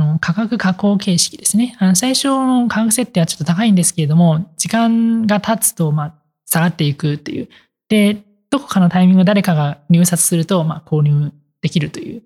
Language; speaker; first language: Japanese; non-native, fluent; Chinese